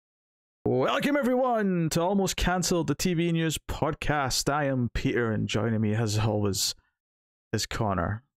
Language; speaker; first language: English; native; English